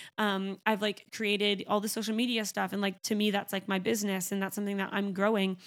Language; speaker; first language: English; native; English